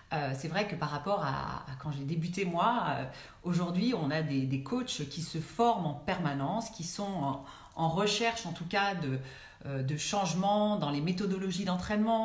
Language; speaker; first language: French; native; French